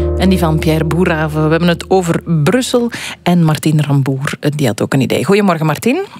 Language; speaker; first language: Dutch; native; Dutch